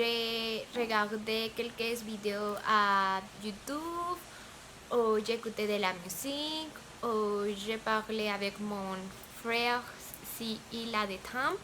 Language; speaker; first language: French; non-native, learner; Spanish